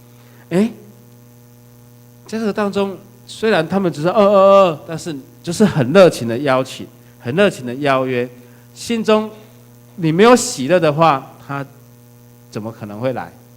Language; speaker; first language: Chinese; native; Chinese